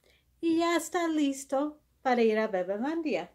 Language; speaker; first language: Spanish; early bilingual, heritage; Spanish